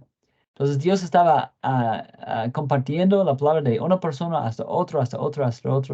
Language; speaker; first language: Spanish; non-native, fluent; English